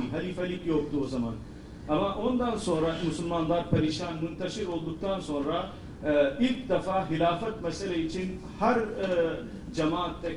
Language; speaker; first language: Turkish; non-native, fluent; Urdu